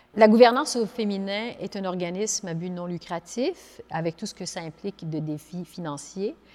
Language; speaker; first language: French; native; French